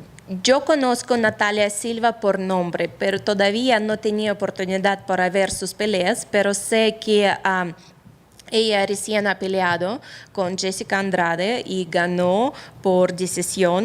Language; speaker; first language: Spanish; non-native, fluent; Russian